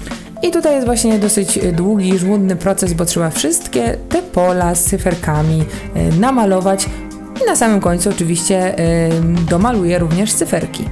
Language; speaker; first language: Polish; native; Polish